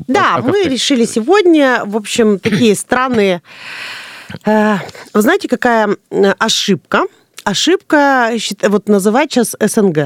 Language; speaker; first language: Russian; native; Russian